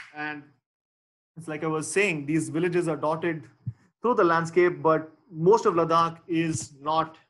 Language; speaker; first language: English; non-native, local second language; Tamil